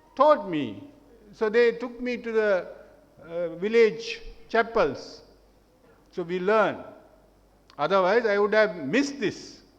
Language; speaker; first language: English; non-native, local second language; Tamil